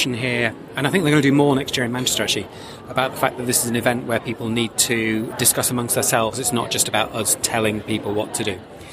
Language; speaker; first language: English; native; English